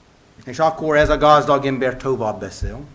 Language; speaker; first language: Hungarian; non-native, fluent; English